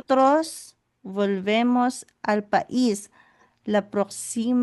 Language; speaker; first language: Spanish; non-native, learner; Filipino